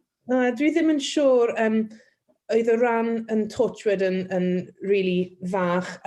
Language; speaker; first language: Welsh; non-native, local second language; English